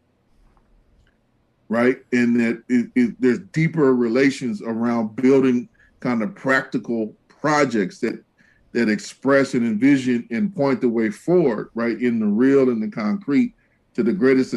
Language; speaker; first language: English; native; English